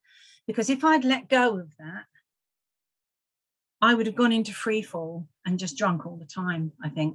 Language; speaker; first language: English; native; English